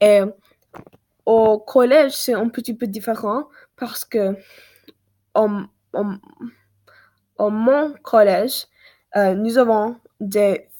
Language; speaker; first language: French; non-native, learner; English